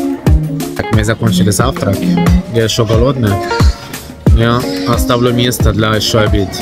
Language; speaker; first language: Russian; non-native, learner; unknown